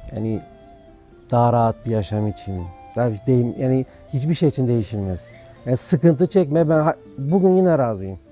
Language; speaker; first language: Turkish; native; Turkish